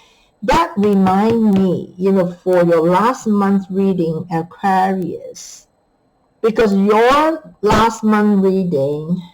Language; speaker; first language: English; non-native, fluent; Chinese